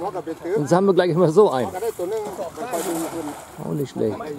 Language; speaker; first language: German; native; German